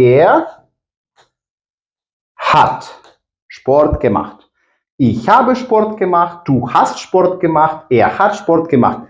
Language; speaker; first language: German; non-native, fluent; Ukrainian